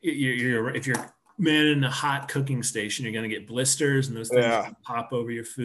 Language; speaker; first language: English; native; English